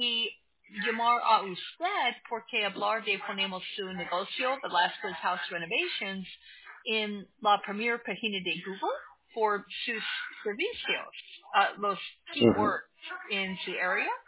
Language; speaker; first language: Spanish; non-native, learner; English